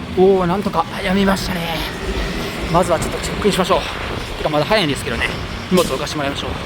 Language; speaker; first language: Japanese; native; Japanese